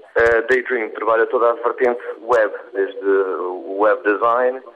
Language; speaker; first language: Portuguese; non-native, fluent; English